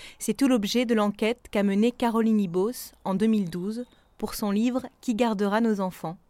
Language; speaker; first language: French; native; French